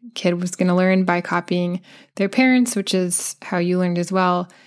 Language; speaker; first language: English; native; English